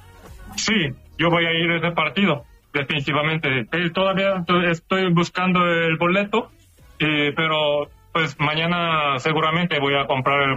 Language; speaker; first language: Spanish; non-native, fluent; Korean